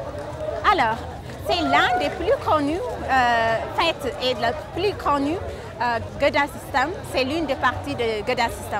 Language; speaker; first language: French; non-native, fluent; Amharic